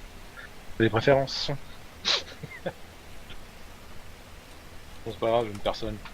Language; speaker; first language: French; native; French